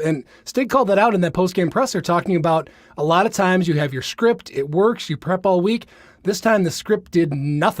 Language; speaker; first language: English; native; English